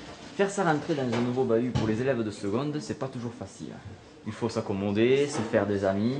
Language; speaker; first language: French; native; French